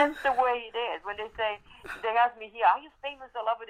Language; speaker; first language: English; non-native, fluent; Italian